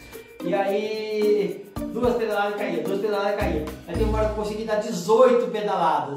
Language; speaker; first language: Portuguese; native; Portuguese